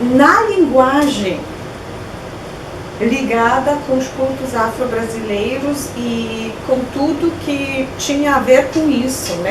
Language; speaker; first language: Portuguese; non-native, fluent; Polish